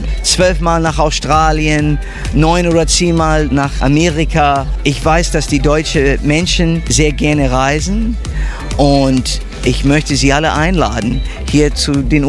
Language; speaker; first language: German; non-native, fluent; English